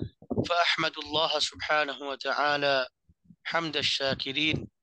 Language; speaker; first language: Arabic; non-native, fluent; Bangla